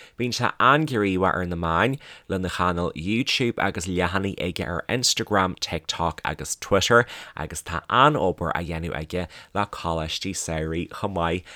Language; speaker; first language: Irish; native; Irish